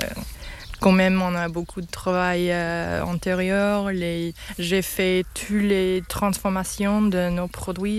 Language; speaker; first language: French; non-native, learner; English